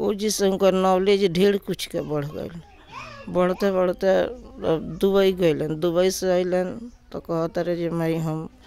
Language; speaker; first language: Hindi; native; Hindi